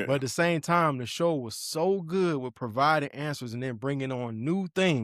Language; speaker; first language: English; native; English